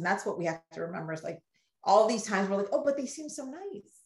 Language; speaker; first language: English; native; English